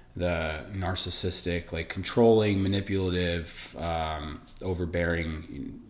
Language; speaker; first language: English; early bilingual, other home language; Italian